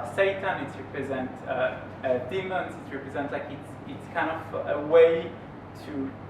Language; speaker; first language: English; non-native, fluent; Hebrew